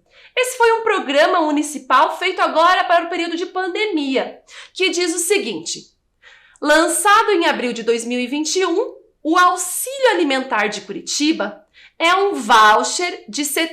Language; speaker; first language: Portuguese; native; Portuguese